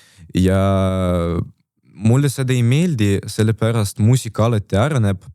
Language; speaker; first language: Estonian; non-native, local second language; Russian